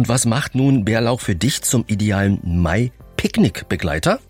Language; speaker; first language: German; native; German